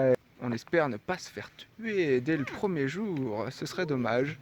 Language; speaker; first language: French; native; French